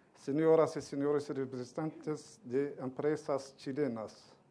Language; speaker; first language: Spanish; non-native, learner; Arabic